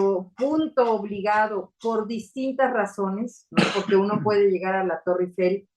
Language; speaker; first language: Spanish; native; Spanish